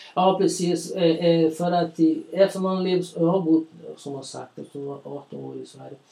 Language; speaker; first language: Swedish; non-native, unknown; Portuguese